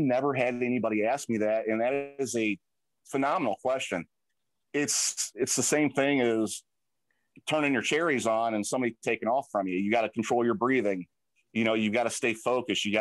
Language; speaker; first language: English; native; English